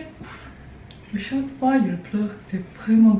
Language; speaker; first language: French; non-native, learner; Chinese